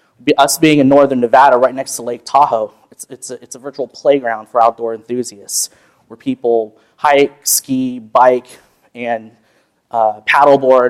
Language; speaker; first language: English; native; English